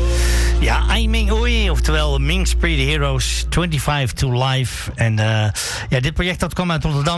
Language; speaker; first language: Dutch; native; Dutch